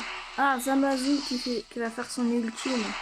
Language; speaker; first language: French; native; French